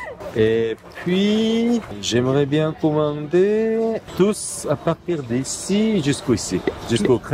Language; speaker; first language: French; non-native, learner; Korean